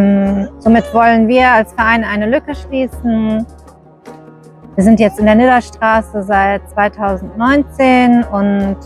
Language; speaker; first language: German; early bilingual, other home language; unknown